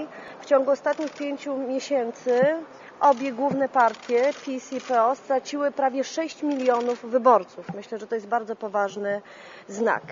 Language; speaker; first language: Polish; native; Polish